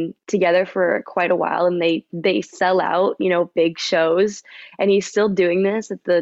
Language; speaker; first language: English; native; English